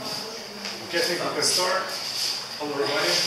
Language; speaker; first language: English; non-native, fluent; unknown